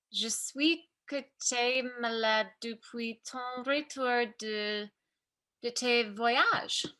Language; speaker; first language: French; non-native, learner; English